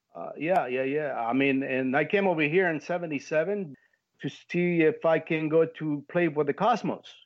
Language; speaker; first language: English; early bilingual, heritage; Spanish